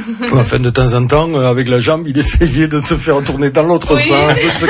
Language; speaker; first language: French; native; French